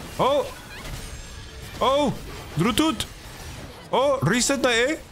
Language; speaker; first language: Polish; non-native, learner; Swedish